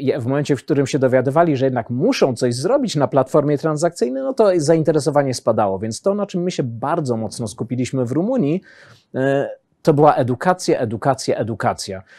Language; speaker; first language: Polish; early bilingual, heritage; Polish